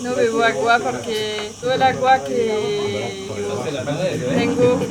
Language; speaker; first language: Spanish; non-native, fluent; French